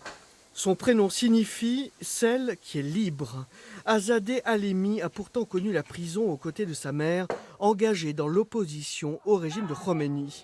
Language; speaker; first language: French; native; French